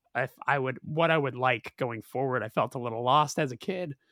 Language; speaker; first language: English; native; English